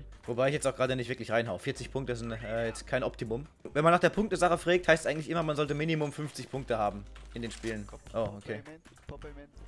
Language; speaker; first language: German; native; German